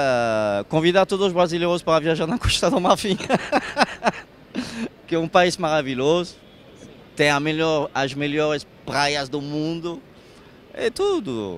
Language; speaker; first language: Portuguese; non-native, fluent; French